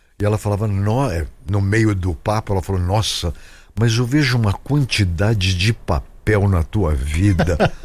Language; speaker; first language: Portuguese; native; Portuguese